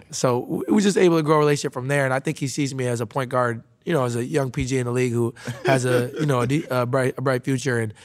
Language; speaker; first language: English; native; English